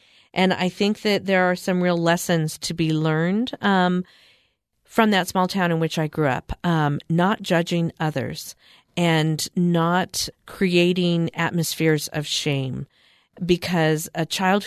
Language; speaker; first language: English; native; English